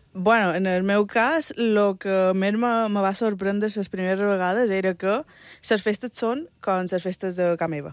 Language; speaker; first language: Catalan; early bilingual, other home language; Spanish